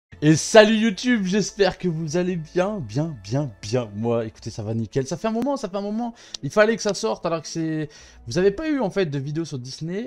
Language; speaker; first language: French; native; French